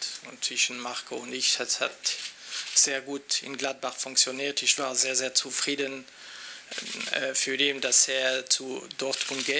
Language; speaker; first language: German; non-native, local second language; French